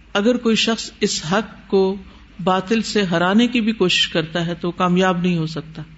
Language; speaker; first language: Urdu; native; Urdu